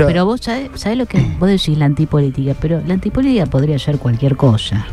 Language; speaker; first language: Spanish; native; Spanish